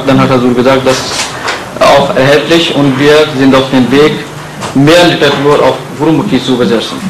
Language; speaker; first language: German; non-native, fluent; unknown